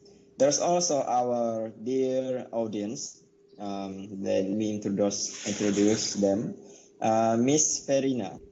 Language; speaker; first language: English; non-native, learner; Indonesian